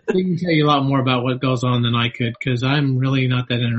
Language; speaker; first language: English; native; English